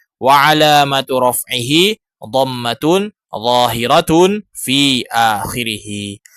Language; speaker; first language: Arabic; non-native, fluent; Indonesian